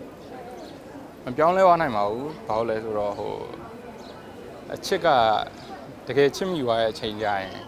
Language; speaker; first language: Burmese; native; Burmese